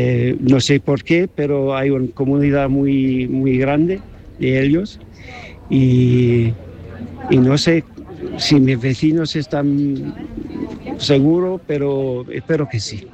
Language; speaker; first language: Spanish; non-native, learner; English